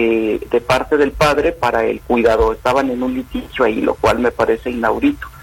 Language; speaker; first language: Spanish; native; Spanish